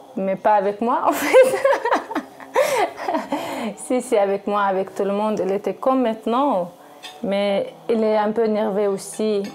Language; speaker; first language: French; non-native, learner; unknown